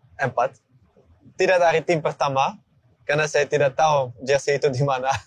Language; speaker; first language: Indonesian; non-native, learner; Dutch